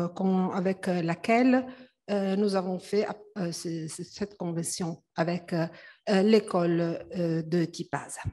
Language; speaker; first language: French; non-native, fluent; Italian